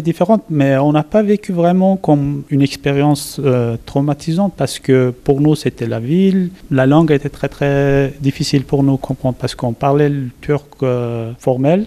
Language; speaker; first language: French; non-native, fluent; Kurdish